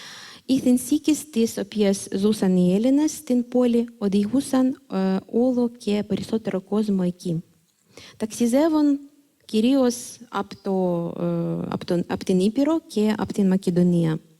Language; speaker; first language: Greek; non-native, fluent; Ukrainian